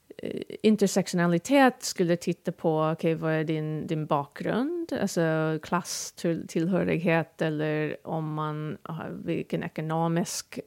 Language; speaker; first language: Swedish; non-native, fluent; English